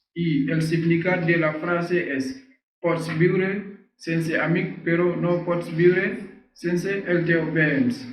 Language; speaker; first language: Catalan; non-native, learner; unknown